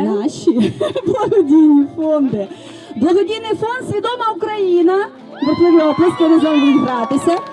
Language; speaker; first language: Ukrainian; native; Ukrainian